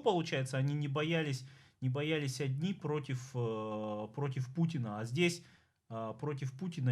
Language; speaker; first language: Russian; native; Russian